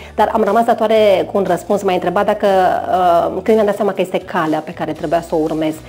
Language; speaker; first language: Romanian; native; Romanian